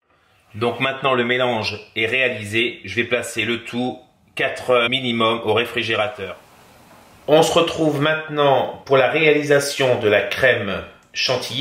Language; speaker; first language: French; native; French